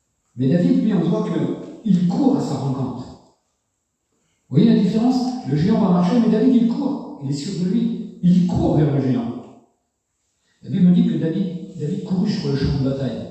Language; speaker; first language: French; native; French